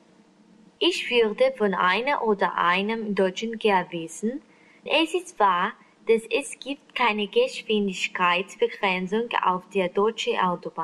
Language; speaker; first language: German; non-native, learner; Spanish